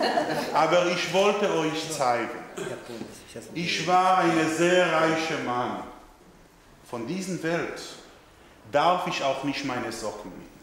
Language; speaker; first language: German; non-native, learner; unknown